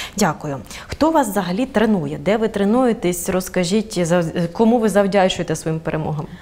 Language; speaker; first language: Ukrainian; native; Ukrainian